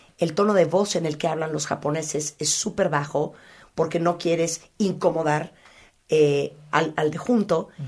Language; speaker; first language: Spanish; native; Spanish